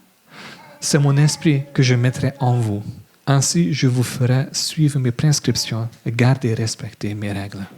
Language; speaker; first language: French; non-native, fluent; English